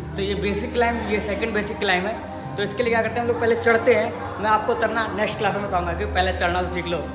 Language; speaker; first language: Hindi; native; Hindi